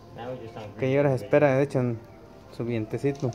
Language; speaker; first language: Spanish; native; Spanish